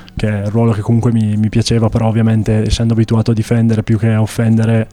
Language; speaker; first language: Italian; native; Italian